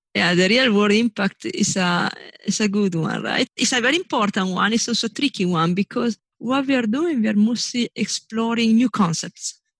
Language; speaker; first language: English; non-native, fluent; Italian